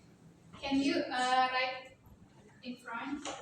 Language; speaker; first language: English; non-native, learner; Indonesian